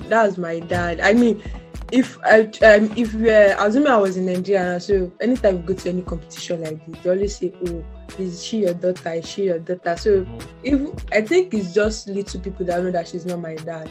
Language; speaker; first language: English; non-native, local second language; Yoruba